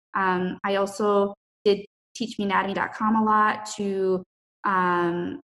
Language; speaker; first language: English; native; English